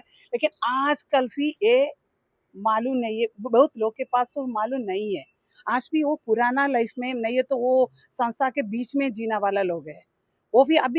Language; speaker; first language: Hindi; non-native, local second language; Malayalam